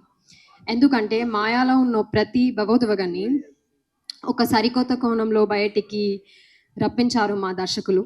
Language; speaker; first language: Telugu; non-native, learner; Malayalam